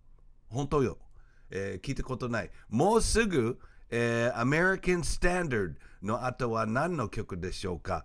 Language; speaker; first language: Japanese; non-native, fluent; English